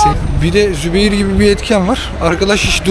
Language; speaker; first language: Turkish; native; Turkish